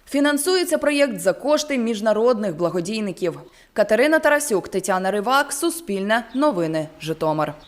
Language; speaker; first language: Ukrainian; native; Ukrainian